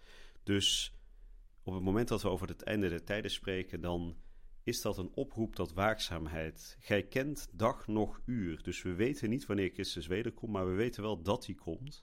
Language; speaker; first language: Dutch; native; Dutch